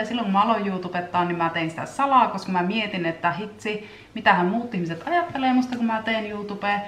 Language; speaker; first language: Finnish; native; Finnish